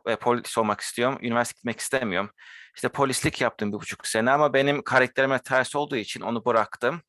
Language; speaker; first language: Turkish; early bilingual, heritage; Turkish